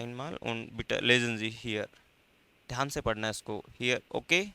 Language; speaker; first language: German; non-native, fluent; Hindi